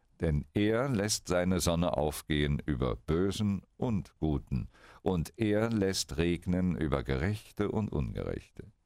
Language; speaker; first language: German; native; German